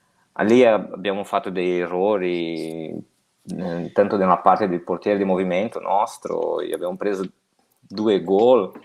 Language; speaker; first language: Italian; non-native, fluent; Portuguese